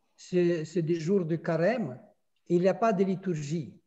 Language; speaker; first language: French; non-native, fluent; Russian